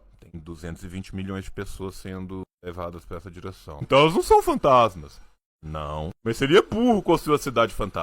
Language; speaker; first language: Portuguese; native; Portuguese